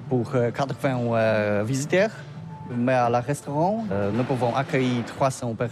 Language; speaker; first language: French; non-native, learner; Polish